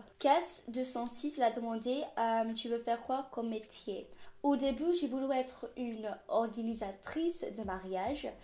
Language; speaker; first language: French; non-native, fluent; English